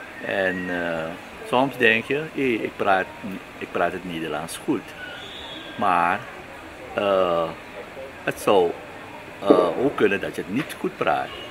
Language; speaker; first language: Dutch; non-native, local second language; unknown